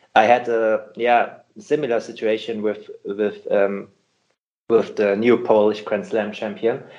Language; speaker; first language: English; non-native, fluent; German